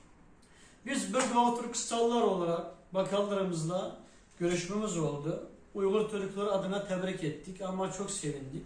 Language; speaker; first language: Turkish; non-native, fluent; Uyghur